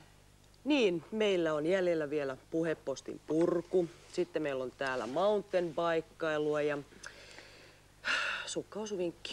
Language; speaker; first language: Finnish; native; Finnish